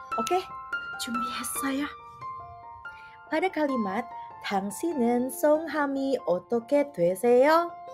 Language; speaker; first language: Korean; non-native, fluent; Indonesian